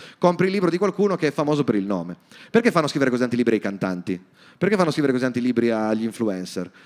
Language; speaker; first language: Italian; native; Italian